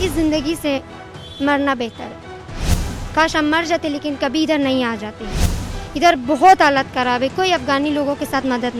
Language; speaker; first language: Hindi; non-native, learner; Persian